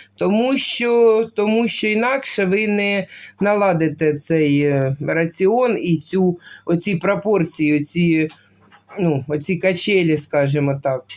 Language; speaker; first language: Ukrainian; non-native, local second language; Russian